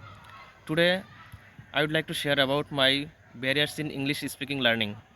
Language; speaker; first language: English; non-native, learner; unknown